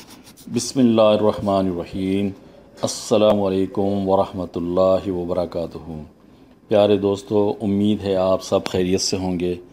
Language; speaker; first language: Urdu; native; Urdu